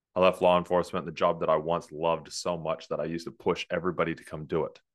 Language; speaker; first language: English; native; English